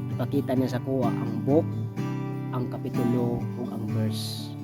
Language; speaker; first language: Cebuano; non-native, local second language; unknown